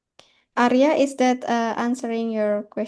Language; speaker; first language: English; non-native, fluent; Indonesian